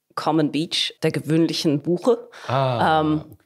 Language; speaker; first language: German; native; German